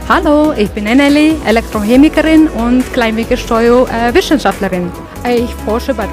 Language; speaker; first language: German; non-native, learner; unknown